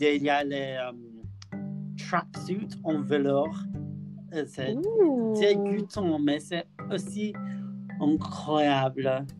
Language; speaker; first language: French; non-native, learner; English